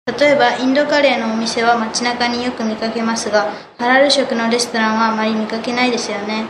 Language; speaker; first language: Japanese; early bilingual, other home language; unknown